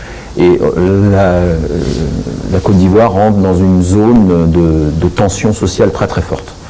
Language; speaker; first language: French; native; French